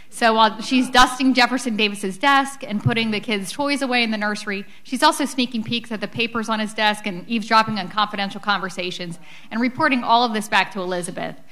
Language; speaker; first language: English; native; English